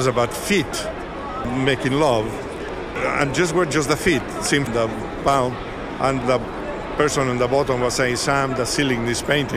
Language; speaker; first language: English; non-native, fluent; Spanish